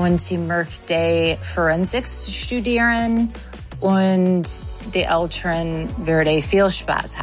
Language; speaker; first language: German; non-native, learner; English